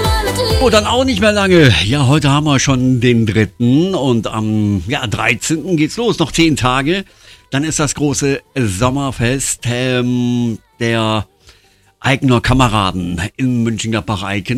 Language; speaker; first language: German; native; German